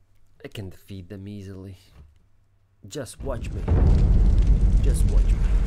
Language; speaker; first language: English; non-native, fluent; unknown